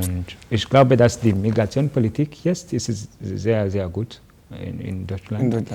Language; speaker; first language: German; non-native, learner; Kinyarwanda